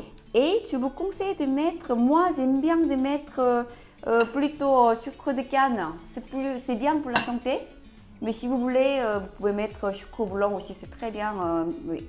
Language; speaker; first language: French; non-native, learner; Korean